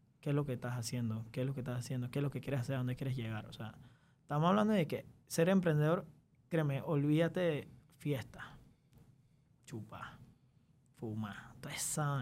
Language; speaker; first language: Spanish; early bilingual, other home language; Chinese